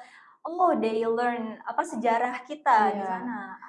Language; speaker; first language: Indonesian; native; Indonesian